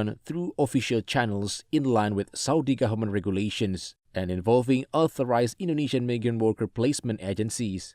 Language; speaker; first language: English; non-native, fluent; Indonesian